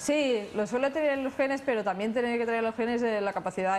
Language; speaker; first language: Spanish; native; Spanish